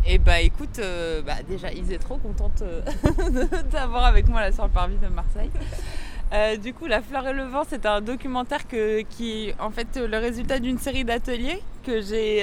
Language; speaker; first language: French; native; French